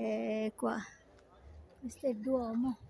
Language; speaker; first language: Italian; non-native, fluent; Cebuano